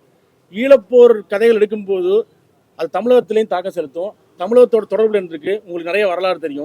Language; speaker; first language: Tamil; native; Tamil